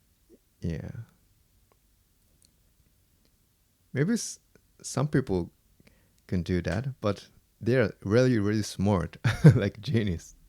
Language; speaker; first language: English; non-native, fluent; Japanese